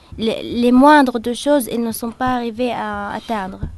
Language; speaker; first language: French; non-native, fluent; Arabic